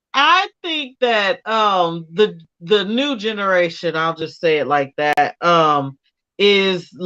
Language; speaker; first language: English; native; English